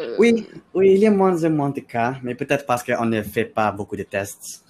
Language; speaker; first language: French; non-native, fluent; Filipino